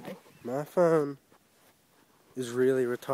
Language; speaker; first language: English; native; English